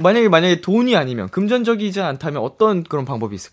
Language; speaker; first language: Korean; native; Korean